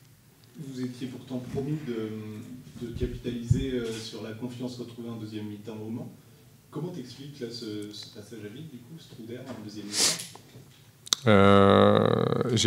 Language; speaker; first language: French; native; French